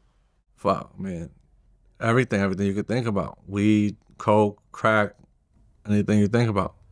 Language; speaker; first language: English; native; English